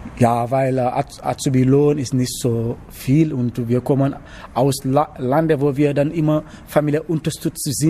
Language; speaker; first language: German; non-native, learner; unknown